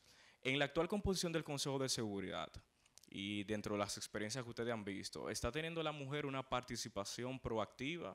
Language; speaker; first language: Spanish; native; Spanish